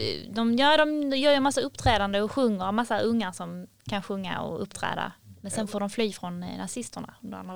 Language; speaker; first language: Swedish; native; Swedish